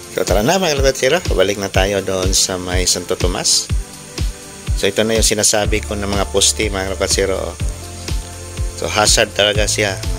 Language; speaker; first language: Filipino; native; Filipino